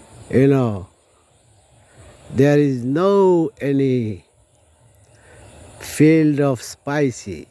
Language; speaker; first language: English; non-native, local second language; Bangla